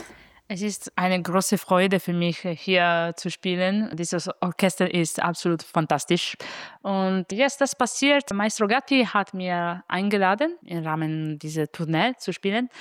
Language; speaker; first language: German; non-native, learner; Italian